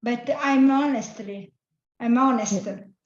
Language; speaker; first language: English; non-native, learner; Italian